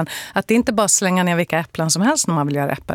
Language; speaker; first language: Swedish; native; Swedish